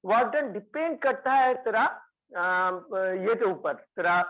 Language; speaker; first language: Hindi; non-native, local second language; Bangla